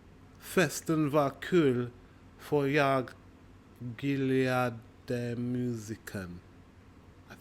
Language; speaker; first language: Swedish; non-native, learner; English